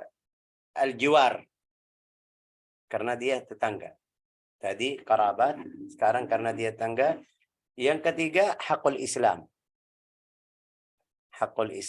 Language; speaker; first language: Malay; non-native, learner; Arabic